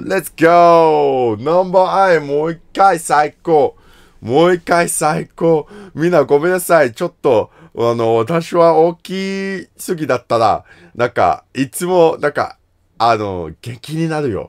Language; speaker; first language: Japanese; non-native, learner; English